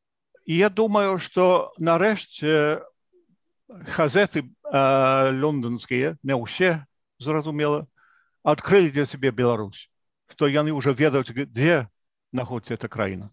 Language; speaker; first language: Belarusian; non-native, fluent; English